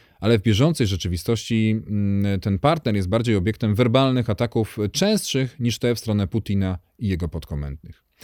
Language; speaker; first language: Polish; native; Polish